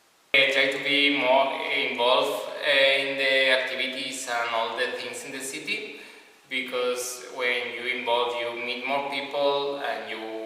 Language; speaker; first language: English; non-native, fluent; Spanish